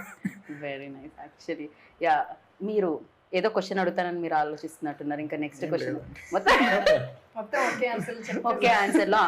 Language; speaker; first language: Telugu; native; Telugu